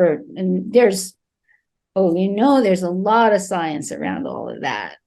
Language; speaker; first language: English; native; English